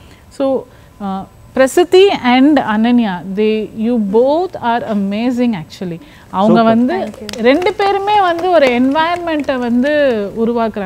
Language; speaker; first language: Tamil; native; Tamil